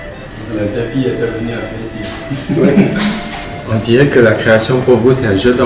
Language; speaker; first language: French; non-native, fluent; Chinese